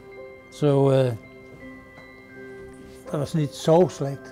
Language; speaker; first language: Dutch; non-native, fluent; Danish